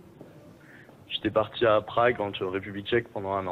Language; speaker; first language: French; native; French